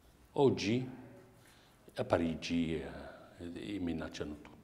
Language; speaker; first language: Italian; non-native, fluent; Arabic